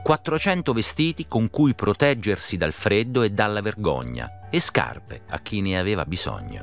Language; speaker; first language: Italian; native; Italian